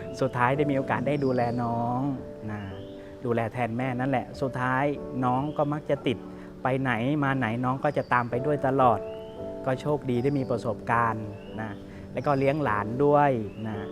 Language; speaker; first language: Thai; native; Thai